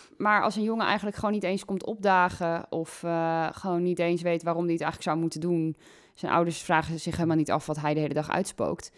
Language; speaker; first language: Dutch; native; Dutch